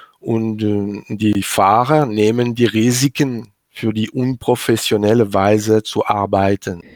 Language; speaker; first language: German; non-native, learner; French